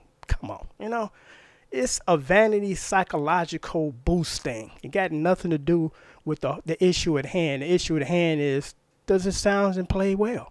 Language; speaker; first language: English; native; English